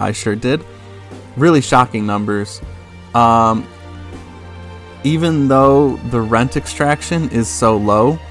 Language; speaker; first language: English; native; English